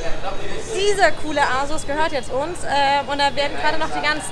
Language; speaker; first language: German; native; German